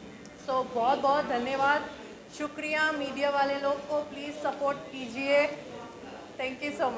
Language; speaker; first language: Hindi; non-native, learner; Indonesian